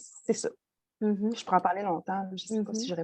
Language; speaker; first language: French; native; French